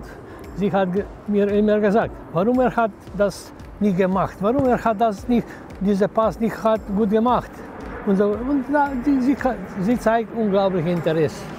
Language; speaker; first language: German; non-native, learner; Slovenian